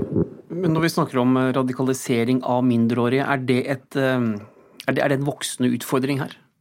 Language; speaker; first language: Norwegian; native; Norwegian